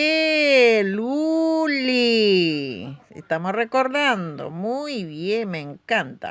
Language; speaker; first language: Spanish; non-native, local second language; Aymara